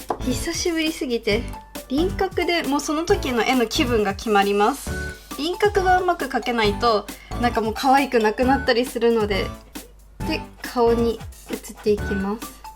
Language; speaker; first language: Japanese; early bilingual, heritage; Japanese